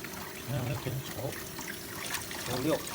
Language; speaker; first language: Chinese; native; Chinese